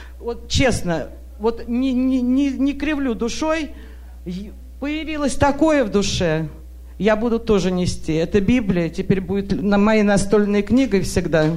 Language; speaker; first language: Russian; native; Russian